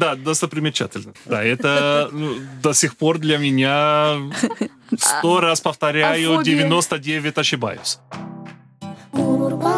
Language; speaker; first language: Russian; non-native, learner; Portuguese